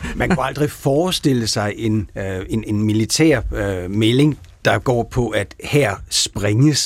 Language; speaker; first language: Danish; native; Danish